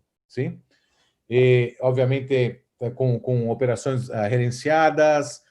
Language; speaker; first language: Portuguese; non-native, fluent; Spanish